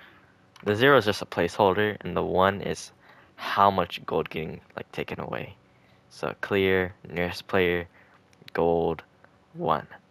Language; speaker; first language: English; native; English